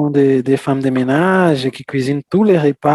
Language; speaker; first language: French; non-native, fluent; Portuguese